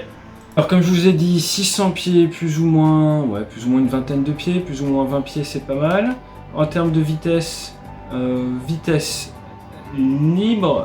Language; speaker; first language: French; native; French